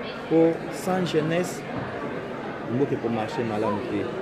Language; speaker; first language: French; non-native, local second language; Lingala